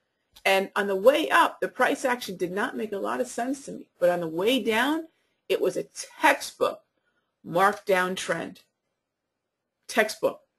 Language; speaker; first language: English; native; English